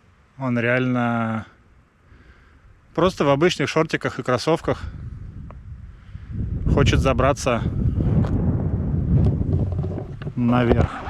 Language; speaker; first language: Russian; native; Russian